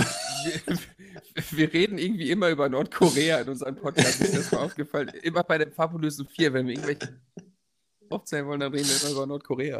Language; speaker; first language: German; native; German